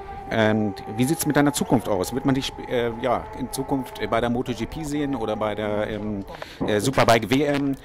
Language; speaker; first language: German; native; German